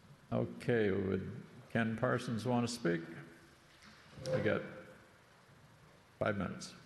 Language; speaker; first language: English; native; English